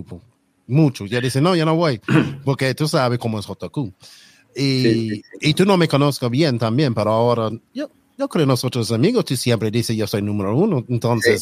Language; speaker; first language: Spanish; non-native, learner; English